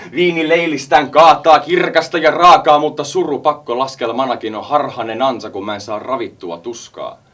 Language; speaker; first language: Finnish; early bilingual, heritage; Finnish